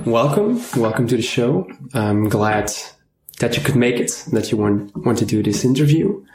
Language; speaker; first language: English; non-native, fluent; Dutch